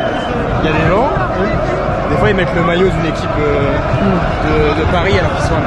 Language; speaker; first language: French; native; French